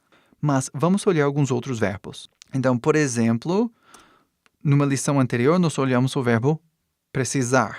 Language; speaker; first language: Portuguese; non-native, fluent; English